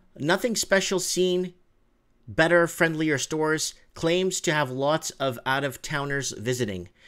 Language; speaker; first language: English; native; English